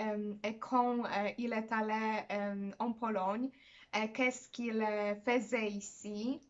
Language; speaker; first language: French; non-native, fluent; Polish